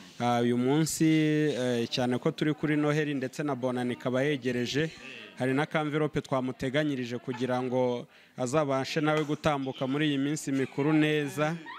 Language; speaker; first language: Kinyarwanda; native; Kinyarwanda